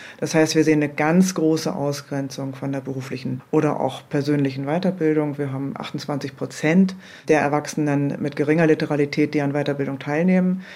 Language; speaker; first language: German; native; German